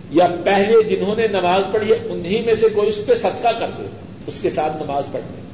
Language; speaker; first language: Urdu; non-native, local second language; Punjabi